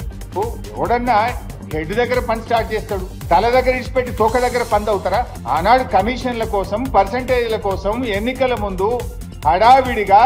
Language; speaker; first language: Telugu; native; Telugu